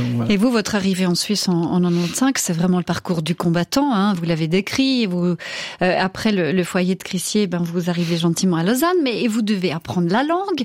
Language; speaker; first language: French; native; French